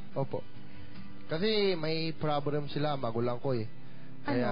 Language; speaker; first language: Filipino; non-native, learner; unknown